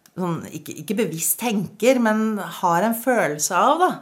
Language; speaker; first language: Norwegian; native; Norwegian